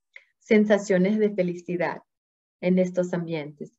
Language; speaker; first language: Spanish; non-native, fluent; Portuguese